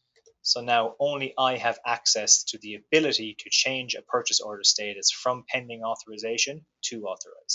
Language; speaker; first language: English; native; English